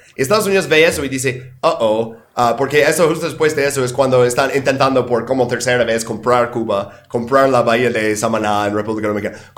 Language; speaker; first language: Spanish; non-native, fluent; English